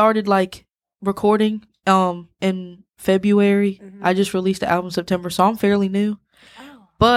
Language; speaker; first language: English; native; English